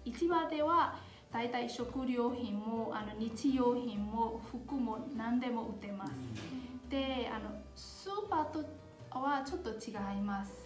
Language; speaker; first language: Japanese; non-native, fluent; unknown